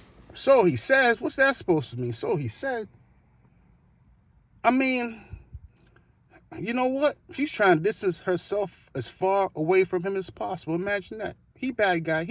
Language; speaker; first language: English; native; English